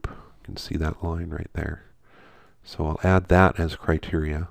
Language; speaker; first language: English; native; English